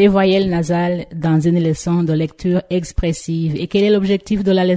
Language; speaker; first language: French; non-native, local second language; Rundi